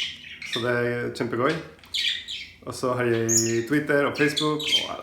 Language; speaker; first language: Norwegian; non-native, learner; Spanish